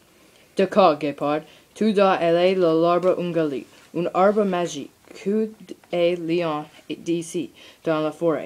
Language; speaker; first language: French; non-native, learner; English